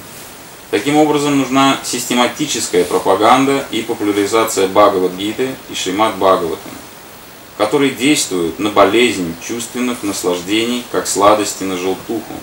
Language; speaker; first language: Russian; native; Russian